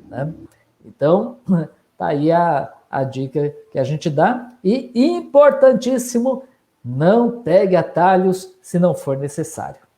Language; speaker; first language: Portuguese; native; Portuguese